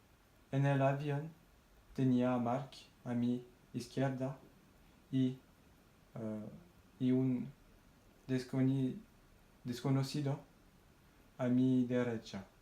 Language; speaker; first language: Spanish; non-native, learner; French